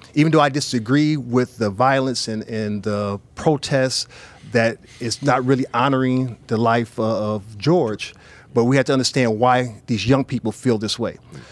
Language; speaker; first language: English; native; English